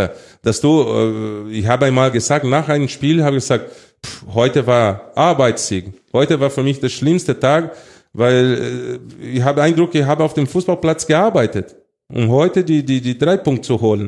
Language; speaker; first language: German; non-native, fluent; Portuguese